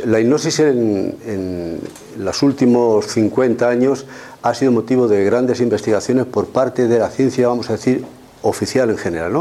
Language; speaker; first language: Spanish; native; Spanish